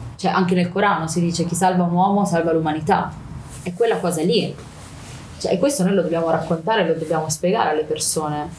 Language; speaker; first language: Italian; native; Italian